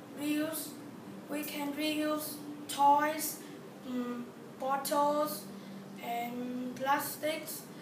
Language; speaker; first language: English; non-native, learner; Vietnamese